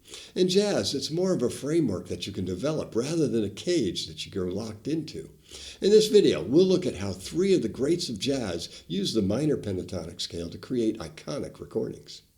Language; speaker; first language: English; native; English